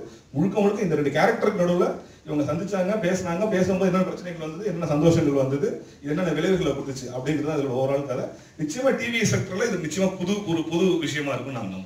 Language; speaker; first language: Tamil; native; Tamil